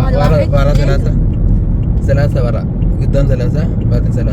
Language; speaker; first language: Arabic; non-native, learner; Malayalam